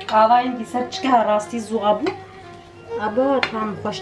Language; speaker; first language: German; non-native, learner; Central Kurdish